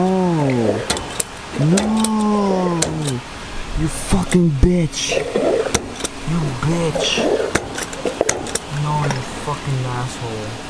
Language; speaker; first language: English; native; English